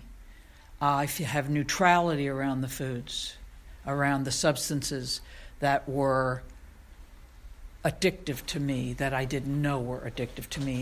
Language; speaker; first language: English; native; English